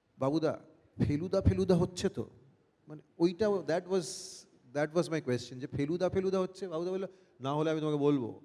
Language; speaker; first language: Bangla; early bilingual, heritage; Bangla